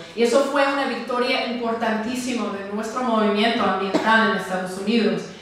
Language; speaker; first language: Spanish; non-native, fluent; English